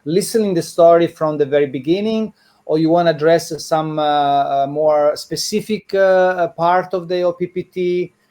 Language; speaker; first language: English; non-native, fluent; Italian